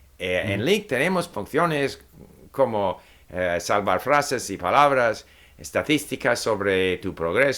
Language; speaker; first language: Spanish; non-native, fluent; English